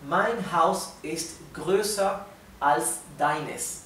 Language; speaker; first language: German; non-native, fluent; Spanish